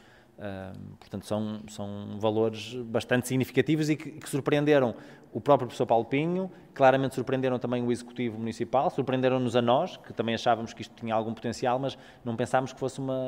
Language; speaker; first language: Portuguese; native; Portuguese